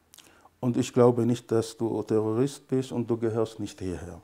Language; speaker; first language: German; non-native, fluent; Arabic